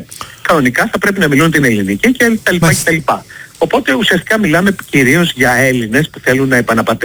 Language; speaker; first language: Greek; native; Greek